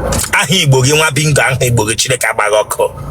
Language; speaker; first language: Igbo; native; Igbo